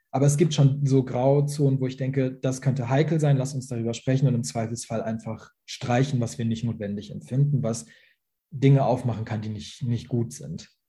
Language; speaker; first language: German; early bilingual, other home language; Persian